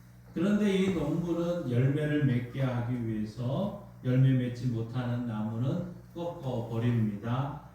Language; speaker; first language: Korean; native; Korean